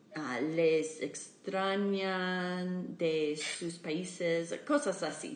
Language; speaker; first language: Spanish; non-native, fluent; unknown